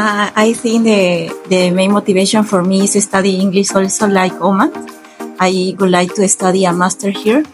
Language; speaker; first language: English; non-native, learner; Spanish